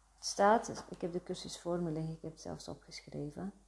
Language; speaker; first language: Dutch; early bilingual, other home language; Arabic